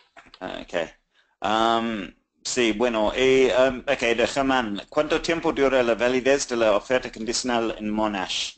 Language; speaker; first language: Spanish; non-native, fluent; English